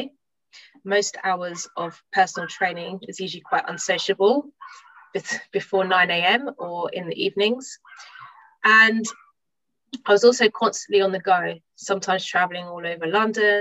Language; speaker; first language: English; native; English